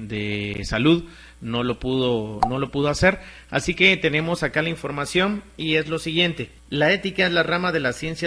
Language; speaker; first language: Spanish; native; Spanish